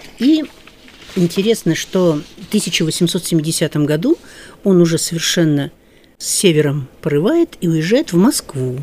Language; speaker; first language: Russian; native; Russian